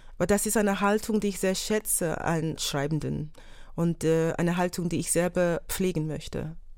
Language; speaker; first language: German; non-native, fluent; English